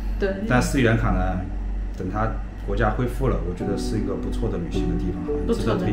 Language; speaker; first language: Chinese; native; Chinese